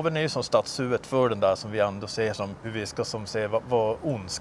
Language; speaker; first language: Swedish; native; Swedish